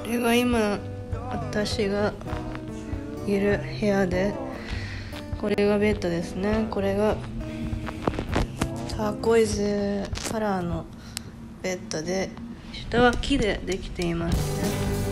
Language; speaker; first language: Japanese; early bilingual, heritage; Japanese